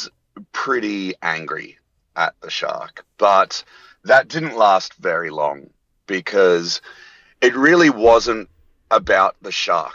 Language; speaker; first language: English; native; English